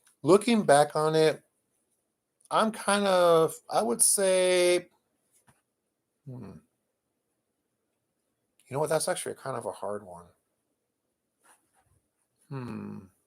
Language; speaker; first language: English; native; English